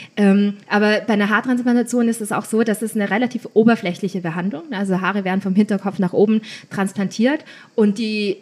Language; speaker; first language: German; native; German